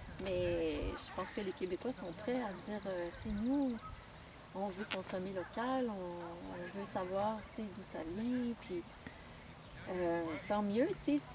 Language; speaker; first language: French; native; French